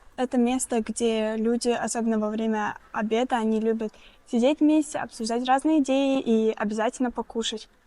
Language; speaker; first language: Russian; non-native, local second language; Tajik